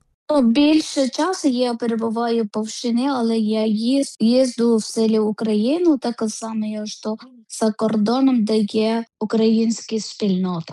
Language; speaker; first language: Ukrainian; non-native, learner; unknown